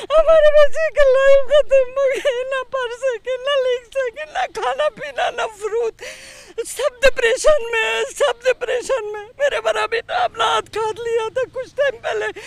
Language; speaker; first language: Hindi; non-native, fluent; Persian